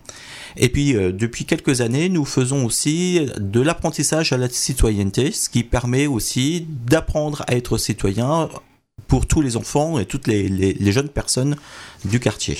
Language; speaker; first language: French; native; French